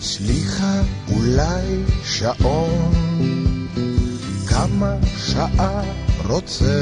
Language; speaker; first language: Hebrew; non-native, learner; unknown